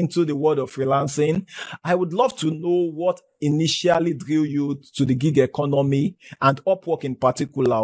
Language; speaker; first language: English; non-native, local second language; Yoruba